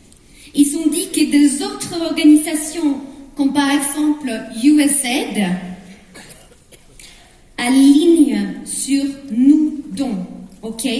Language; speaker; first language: French; non-native, fluent; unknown